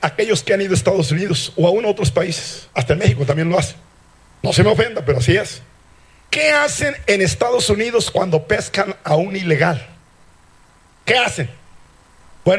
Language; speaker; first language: Spanish; early bilingual, heritage; Spanish